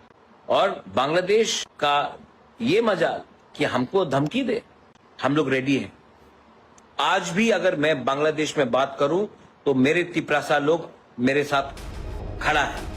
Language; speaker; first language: Hindi; non-native, local second language; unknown